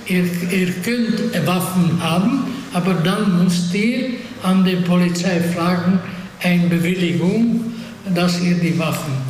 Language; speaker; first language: German; non-native, fluent; Hungarian